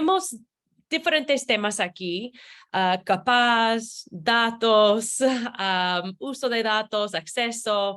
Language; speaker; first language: Spanish; non-native, fluent; English